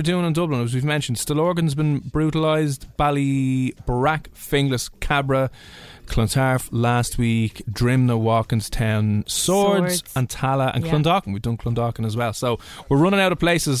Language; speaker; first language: English; native; English